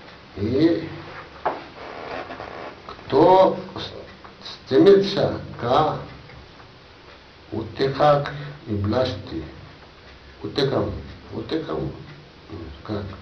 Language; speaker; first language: Russian; non-native, learner; Bangla